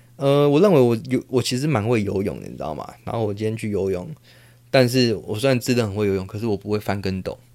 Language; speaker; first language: Chinese; non-native, local second language; Min Nan Chinese